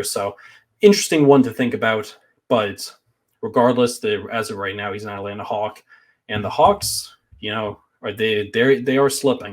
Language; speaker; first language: English; native; English